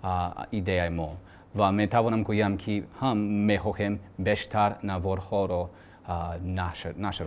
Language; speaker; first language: Persian; non-native, learner; English